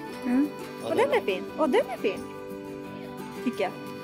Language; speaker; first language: Swedish; non-native, learner; Japanese